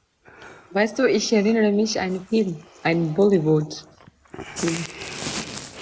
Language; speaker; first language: German; non-native, learner; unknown